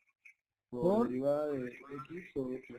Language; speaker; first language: Spanish; native; Spanish